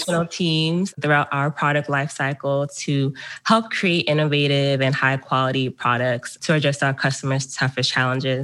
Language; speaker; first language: English; native; English